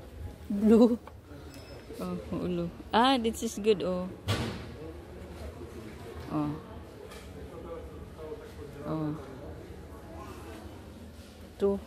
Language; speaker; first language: English; non-native, learner; Filipino